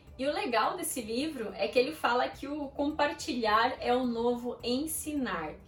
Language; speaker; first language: Portuguese; native; Portuguese